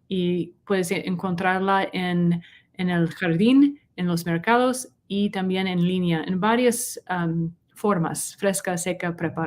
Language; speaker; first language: Spanish; non-native, learner; English